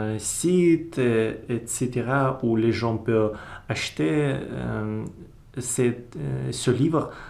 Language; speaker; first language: French; non-native, learner; Russian